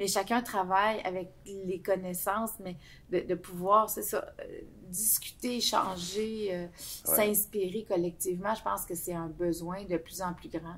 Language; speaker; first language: French; native; French